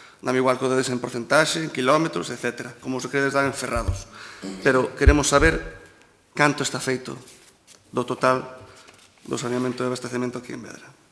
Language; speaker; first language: Galician; native; Galician